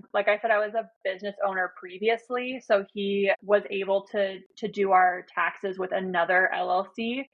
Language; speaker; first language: English; native; English